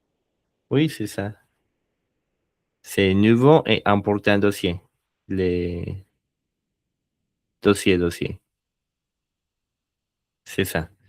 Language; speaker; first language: French; non-native, learner; Spanish